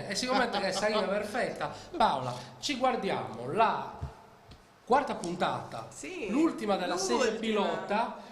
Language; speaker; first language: Italian; native; Italian